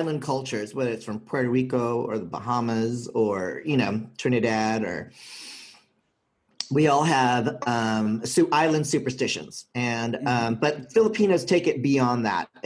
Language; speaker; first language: English; native; English